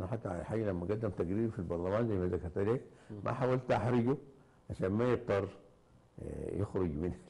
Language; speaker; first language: Arabic; native; Arabic